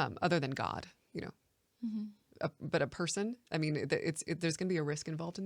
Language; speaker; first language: English; native; English